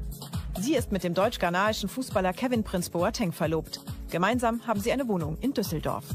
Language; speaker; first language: German; native; German